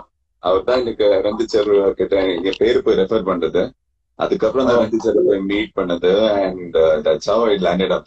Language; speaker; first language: Tamil; non-native, fluent; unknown